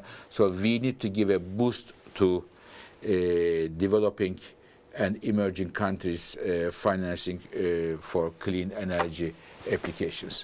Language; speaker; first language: English; non-native, fluent; Turkish